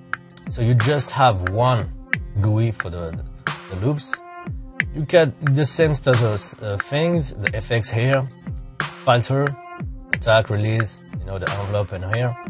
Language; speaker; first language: English; non-native, fluent; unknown